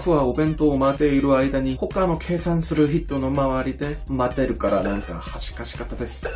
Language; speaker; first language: Japanese; non-native, learner; Korean